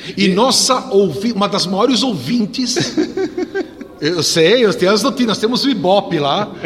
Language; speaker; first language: Portuguese; native; Portuguese